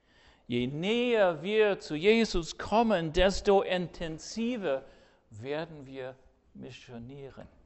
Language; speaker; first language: German; non-native, fluent; English